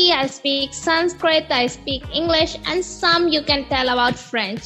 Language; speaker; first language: English; non-native, local second language; Hindi